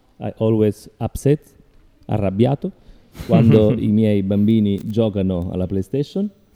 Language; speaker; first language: Italian; native; Italian